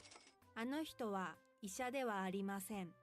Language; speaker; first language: Japanese; non-native, learner; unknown